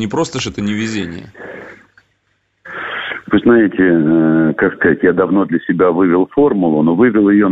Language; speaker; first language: Russian; native; Russian